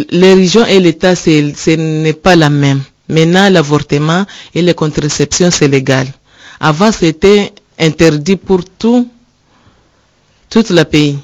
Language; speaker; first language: French; non-native, learner; Rundi